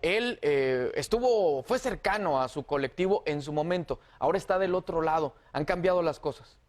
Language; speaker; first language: Spanish; native; Spanish